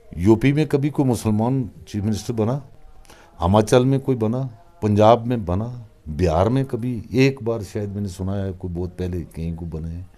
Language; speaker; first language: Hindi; non-native, local second language; Kashmiri